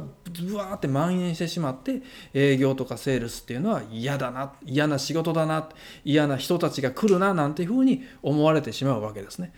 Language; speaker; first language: Japanese; native; Japanese